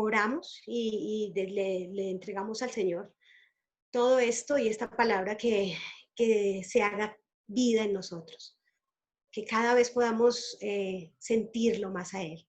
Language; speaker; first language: Spanish; native; Spanish